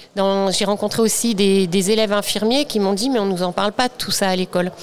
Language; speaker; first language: French; native; French